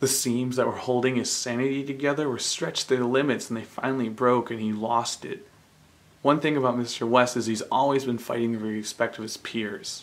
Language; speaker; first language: English; native; English